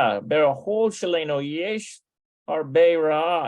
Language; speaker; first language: Hebrew; non-native, learner; English